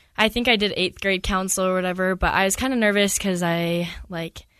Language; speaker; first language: English; native; English